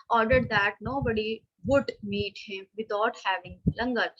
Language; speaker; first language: English; non-native, local second language; Punjabi